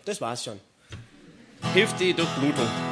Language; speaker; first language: German; native; German